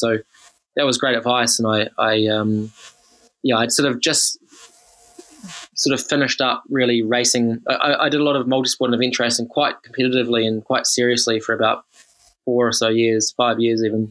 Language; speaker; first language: English; native; English